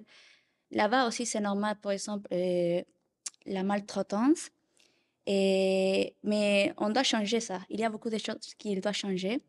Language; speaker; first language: French; non-native, learner; Spanish